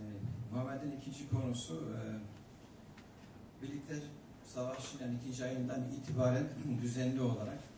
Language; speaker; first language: Turkish; native; Turkish